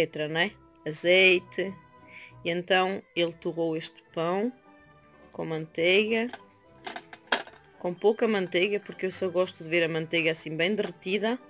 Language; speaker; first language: Portuguese; early bilingual, heritage; Portuguese